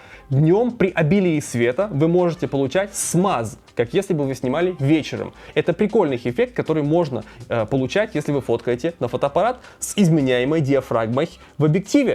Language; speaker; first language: Russian; native; Russian